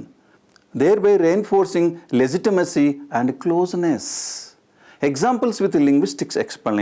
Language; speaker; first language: English; non-native, local second language; Telugu